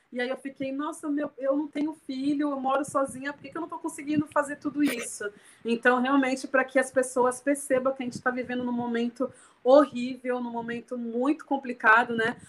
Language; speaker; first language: Portuguese; native; Portuguese